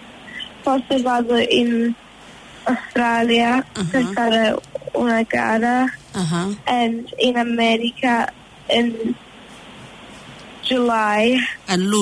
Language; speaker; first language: Italian; early bilingual, heritage; Italian